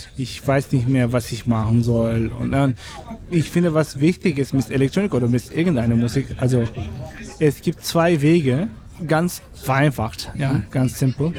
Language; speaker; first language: German; non-native, fluent; Turkish